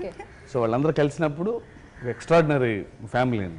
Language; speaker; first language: Telugu; native; Telugu